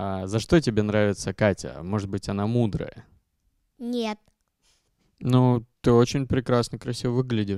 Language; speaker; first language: Russian; native; Russian